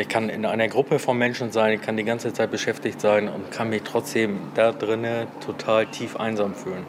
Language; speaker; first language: German; native; German